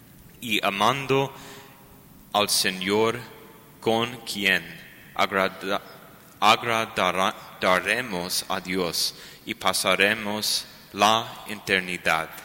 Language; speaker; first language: Spanish; non-native, learner; English